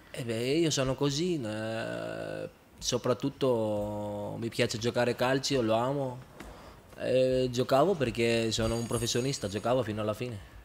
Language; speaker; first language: Italian; non-native, fluent; Greek